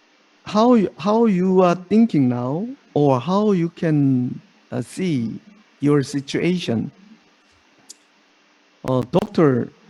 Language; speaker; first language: English; non-native, fluent; Korean